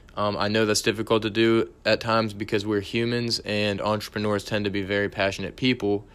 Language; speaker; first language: English; native; English